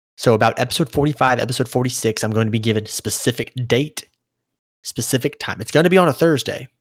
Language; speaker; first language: English; native; English